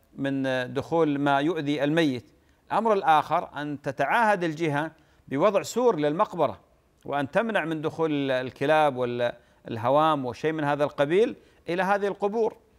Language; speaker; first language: Arabic; native; Arabic